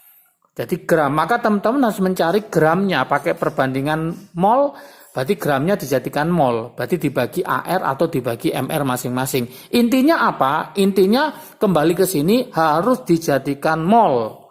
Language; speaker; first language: Indonesian; native; Indonesian